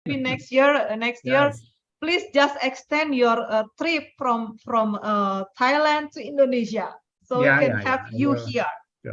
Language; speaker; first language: English; non-native, fluent; Indonesian